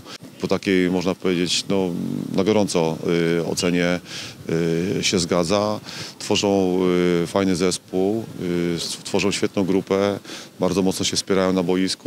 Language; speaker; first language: Polish; native; Polish